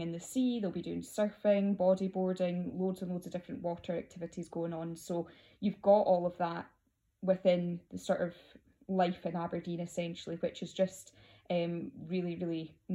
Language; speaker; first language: English; native; English